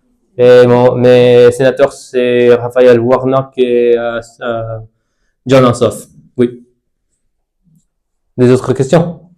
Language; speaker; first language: French; non-native, learner; Spanish